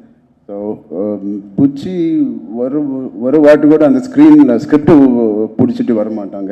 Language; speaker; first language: Tamil; non-native, local second language; Telugu